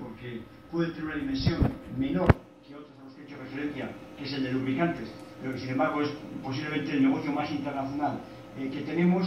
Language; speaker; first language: Spanish; native; Spanish